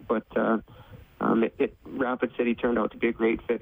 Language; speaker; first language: English; native; English